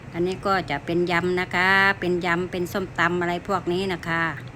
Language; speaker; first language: Thai; native; Thai